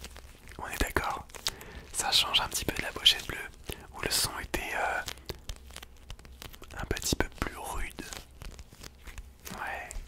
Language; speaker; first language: French; native; French